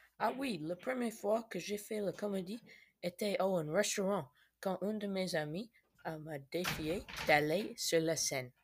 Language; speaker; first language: French; non-native, learner; English